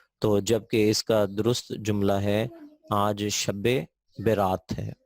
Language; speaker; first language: Urdu; non-native, local second language; Punjabi